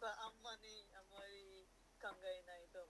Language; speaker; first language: Japanese; non-native, learner; Nepali